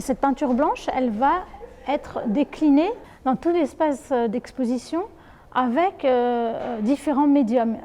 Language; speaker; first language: French; native; French